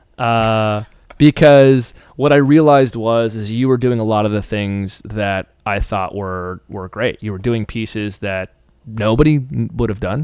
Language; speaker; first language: English; early bilingual, other home language; Persian